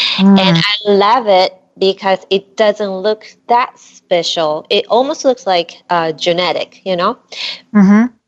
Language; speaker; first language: English; non-native, fluent; Japanese